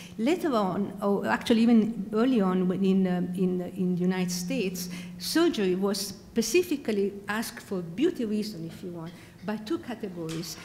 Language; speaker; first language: English; non-native, fluent; Italian